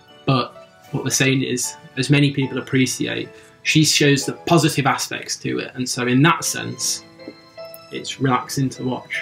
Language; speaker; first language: English; native; English